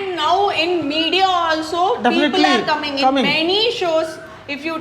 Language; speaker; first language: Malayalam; non-native, learner; Tamil